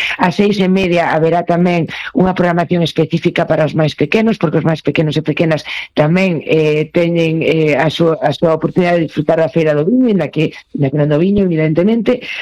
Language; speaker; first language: Galician; native; Galician